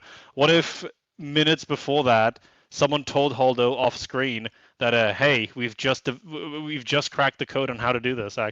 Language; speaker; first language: English; native; English